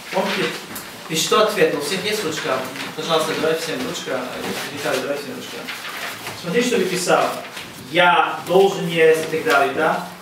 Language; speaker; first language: Russian; non-native, learner; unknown